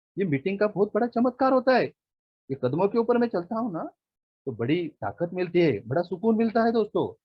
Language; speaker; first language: Hindi; non-native, local second language; Marathi